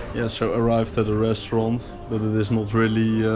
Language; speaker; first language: English; non-native, fluent; Dutch